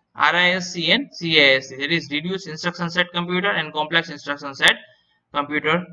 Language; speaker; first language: English; non-native, local second language; Gujarati